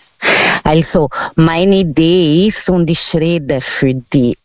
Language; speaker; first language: German; non-native, learner; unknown